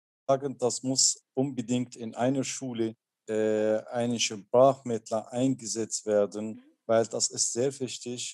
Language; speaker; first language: German; non-native, learner; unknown